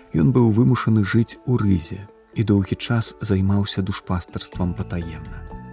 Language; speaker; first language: Belarusian; native; Belarusian